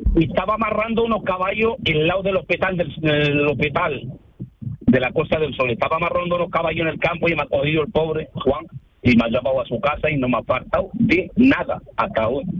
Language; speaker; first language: Spanish; early bilingual, other home language; Arabic